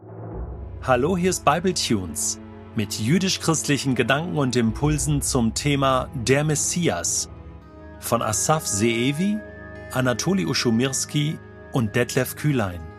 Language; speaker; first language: German; native; German